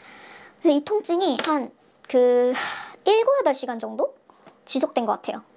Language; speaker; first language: Korean; native; Korean